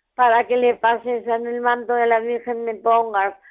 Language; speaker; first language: Spanish; native; Spanish